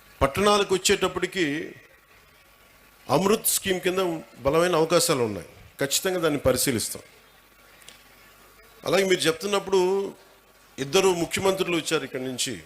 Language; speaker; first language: Telugu; native; Telugu